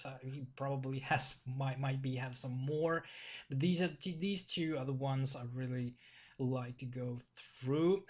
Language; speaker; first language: English; non-native, fluent; Finnish